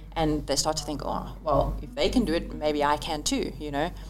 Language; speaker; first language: English; native; English